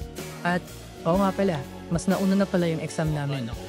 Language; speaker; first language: Filipino; native; Filipino